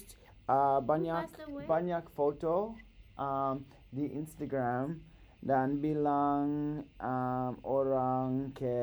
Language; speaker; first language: Indonesian; non-native, learner; English